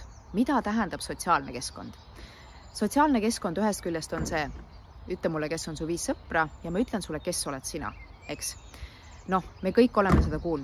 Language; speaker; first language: Estonian; native; Estonian